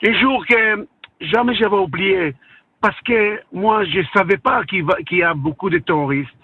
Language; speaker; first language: French; non-native, learner; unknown